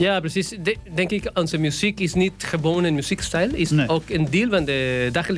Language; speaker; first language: Dutch; non-native, learner; Spanish